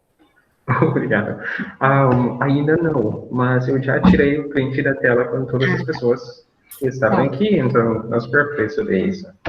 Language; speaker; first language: Portuguese; non-native, fluent; English